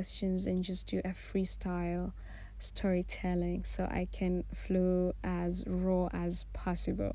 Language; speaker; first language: English; non-native, local second language; Swahili